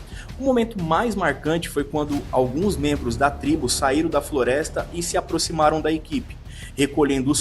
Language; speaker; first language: Portuguese; native; Portuguese